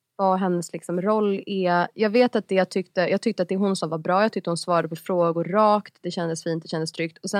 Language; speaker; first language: Swedish; native; Swedish